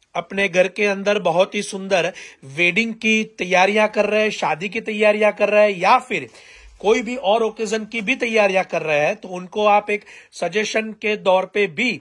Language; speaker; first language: Hindi; non-native, local second language; Gujarati